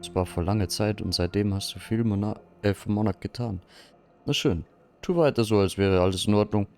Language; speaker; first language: German; native; German